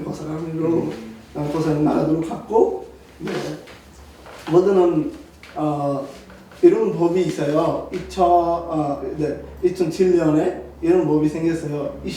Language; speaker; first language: Korean; non-native, learner; Bangla